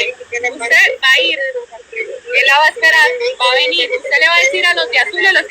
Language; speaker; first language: Spanish; native; Spanish